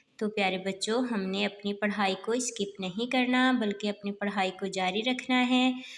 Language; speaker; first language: Urdu; non-native, local second language; Punjabi